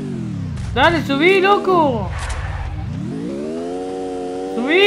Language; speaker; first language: Spanish; native; Spanish